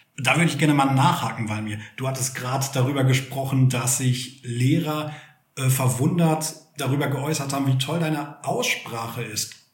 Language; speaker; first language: German; native; German